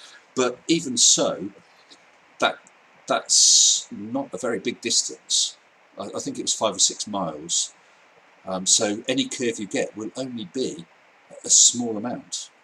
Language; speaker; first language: English; native; English